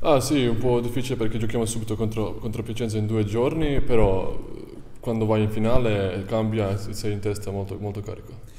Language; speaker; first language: Italian; non-native, fluent; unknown